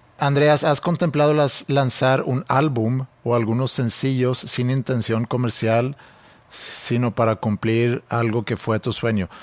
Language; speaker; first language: Spanish; non-native, fluent; Swedish